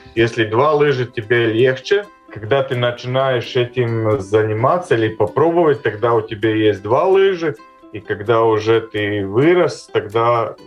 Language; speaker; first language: Russian; non-native, local second language; Latvian